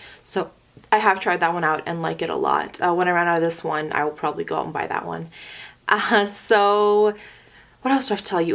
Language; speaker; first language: English; native; English